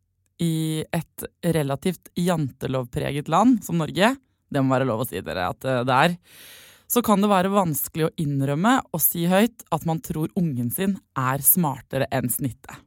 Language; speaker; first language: Norwegian; native; Norwegian